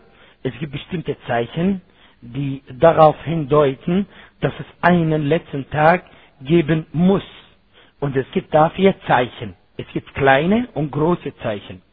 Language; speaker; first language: German; non-native, fluent; Arabic